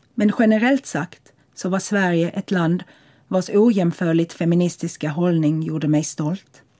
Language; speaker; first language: Swedish; non-native, fluent; English